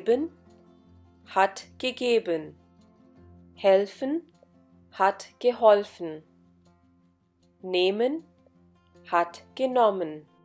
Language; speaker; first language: German; non-native, fluent; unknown